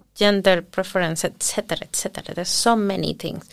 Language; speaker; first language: English; early bilingual, other home language; Spanish